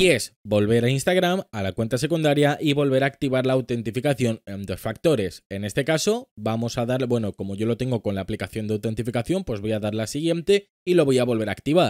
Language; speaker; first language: Spanish; native; Spanish